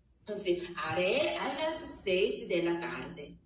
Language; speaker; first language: Spanish; non-native, learner; Korean